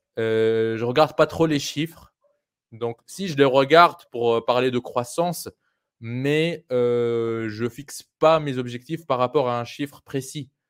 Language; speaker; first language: French; non-native, local second language; Arabic